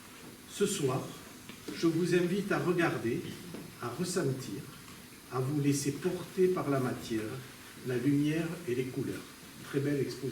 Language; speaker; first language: French; native; French